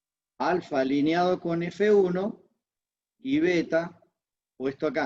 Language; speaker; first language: Spanish; native; Spanish